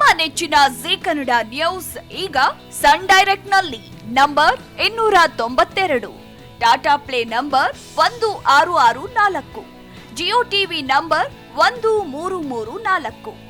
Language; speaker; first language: Kannada; native; Kannada